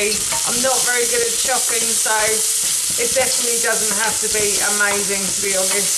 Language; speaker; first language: English; native; English